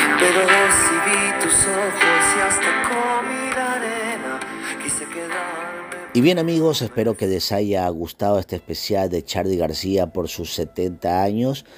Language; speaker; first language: Spanish; native; Spanish